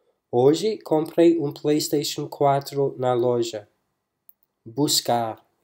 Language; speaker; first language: Portuguese; non-native, fluent; English